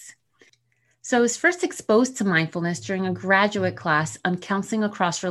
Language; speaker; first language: English; early bilingual, other home language; Spanish